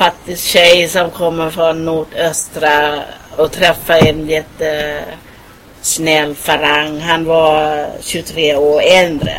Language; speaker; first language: Swedish; non-native, fluent; Thai